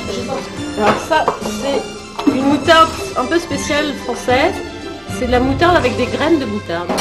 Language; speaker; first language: French; native; French